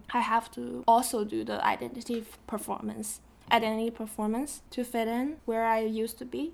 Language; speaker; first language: English; non-native, fluent; Chinese